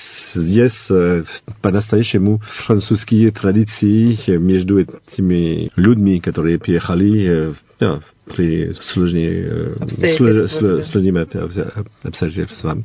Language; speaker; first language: Russian; non-native, fluent; French